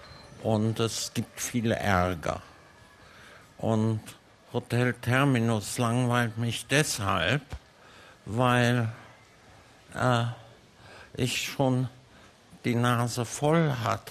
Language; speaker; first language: German; early bilingual, heritage; German